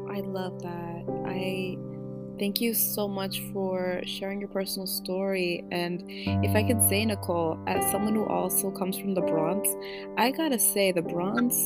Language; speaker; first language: English; early bilingual, other home language; Spanish